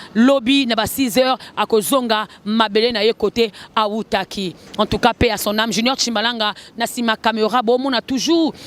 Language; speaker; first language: Lingala; native; Lingala